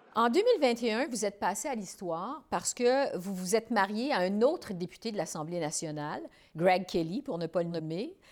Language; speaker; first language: French; native; French